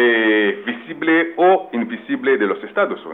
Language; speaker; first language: Spanish; non-native, local second language; Haitian Creole